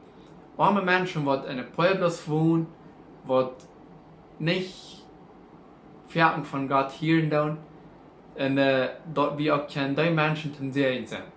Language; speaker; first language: German; non-native, learner; Plautdietsch